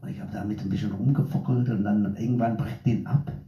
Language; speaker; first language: German; non-native, fluent; English